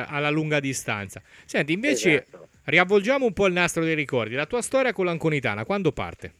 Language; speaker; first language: Italian; native; Italian